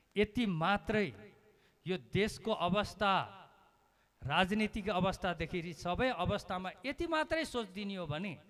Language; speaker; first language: Nepali; native; Nepali